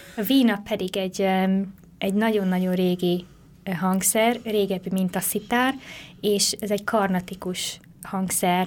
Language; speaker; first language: Hungarian; early bilingual, heritage; Hungarian